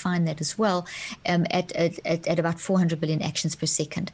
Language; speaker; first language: English; native; English